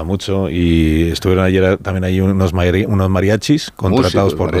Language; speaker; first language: Spanish; native; Spanish